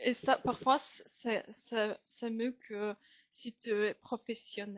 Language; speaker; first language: French; non-native, fluent; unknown